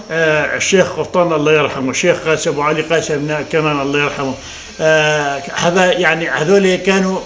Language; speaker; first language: Arabic; native; Arabic